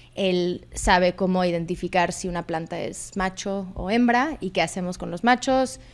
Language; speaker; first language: Spanish; native; Spanish